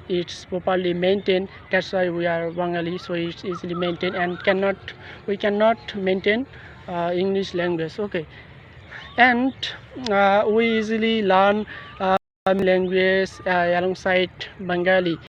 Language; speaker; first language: English; non-native, local second language; Bangla